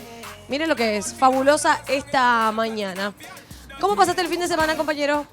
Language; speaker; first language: Spanish; native; Spanish